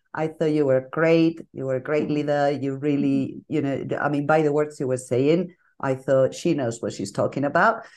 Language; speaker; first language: English; non-native, fluent; Spanish